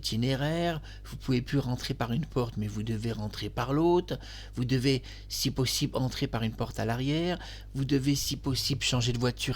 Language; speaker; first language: French; native; French